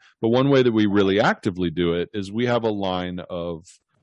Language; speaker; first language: English; native; English